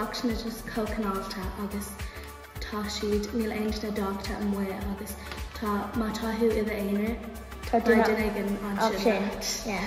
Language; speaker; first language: Irish; non-native, learner; English